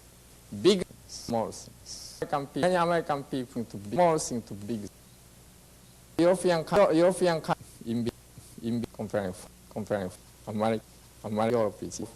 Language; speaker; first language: English; non-native, learner; Japanese